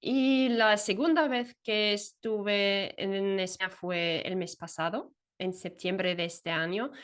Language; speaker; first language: Spanish; non-native, fluent; German